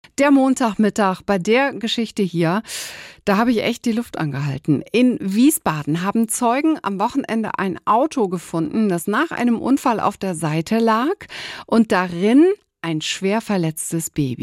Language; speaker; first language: German; native; German